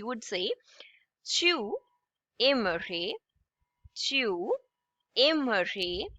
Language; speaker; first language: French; non-native, fluent; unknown